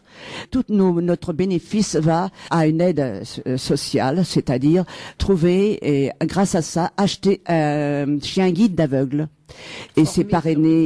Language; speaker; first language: French; native; French